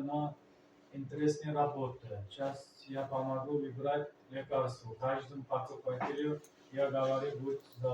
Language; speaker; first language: Russian; non-native, learner; Uzbek